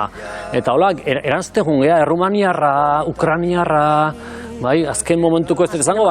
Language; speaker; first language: Basque; native; Basque